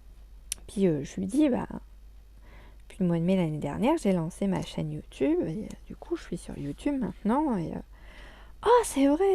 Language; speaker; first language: French; native; French